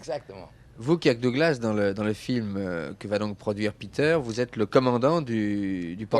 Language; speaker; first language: French; native; French